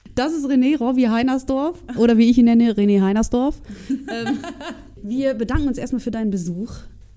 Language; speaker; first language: German; native; German